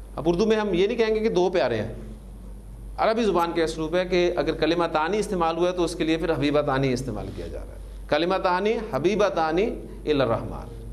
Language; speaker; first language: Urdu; native; Urdu